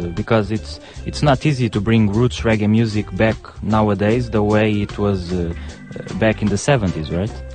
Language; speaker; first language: English; non-native, fluent; Portuguese